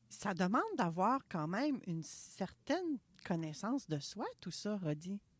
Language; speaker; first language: French; native; French